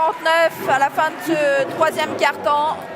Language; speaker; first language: French; native; French